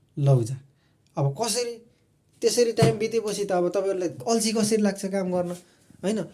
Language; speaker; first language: Nepali; native; Nepali